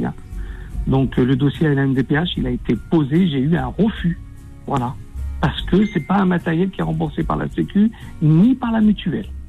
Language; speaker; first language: French; native; French